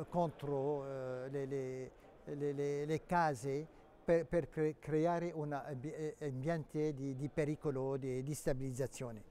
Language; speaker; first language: Italian; non-native, fluent; Arabic